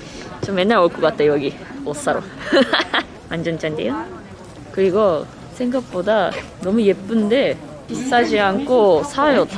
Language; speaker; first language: Korean; non-native, fluent; Japanese